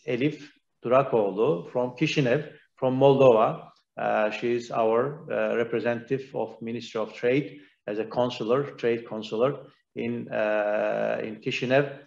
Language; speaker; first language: English; non-native, fluent; Turkish